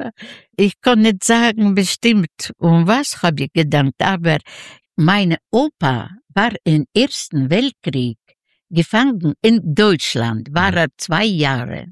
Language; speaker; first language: German; non-native, learner; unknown